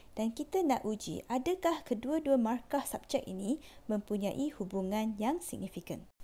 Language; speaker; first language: Malay; non-native, local second language; Chinese